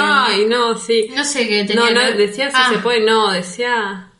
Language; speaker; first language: Spanish; native; Spanish